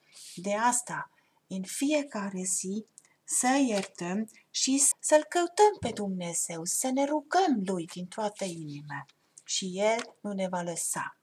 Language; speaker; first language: Romanian; non-native, fluent; German